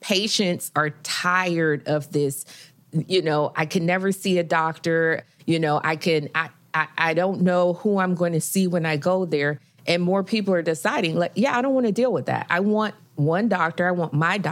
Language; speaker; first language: English; native; English